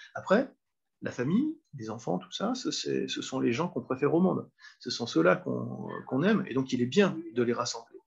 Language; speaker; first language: French; native; French